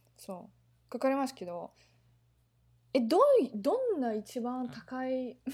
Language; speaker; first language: Japanese; non-native, learner; Russian